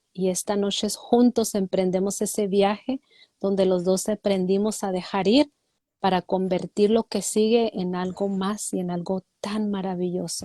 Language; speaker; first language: Spanish; native; Spanish